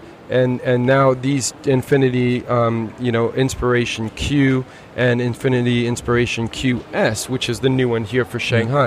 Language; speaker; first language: English; native; English